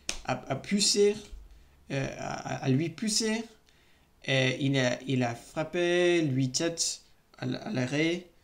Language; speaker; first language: French; non-native, learner; English